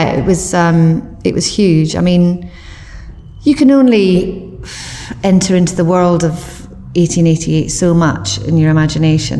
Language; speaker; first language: English; native; English